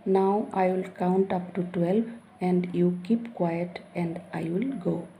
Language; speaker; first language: English; non-native, local second language; Assamese